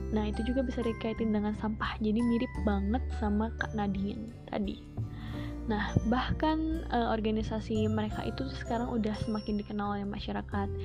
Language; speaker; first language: Indonesian; native; Indonesian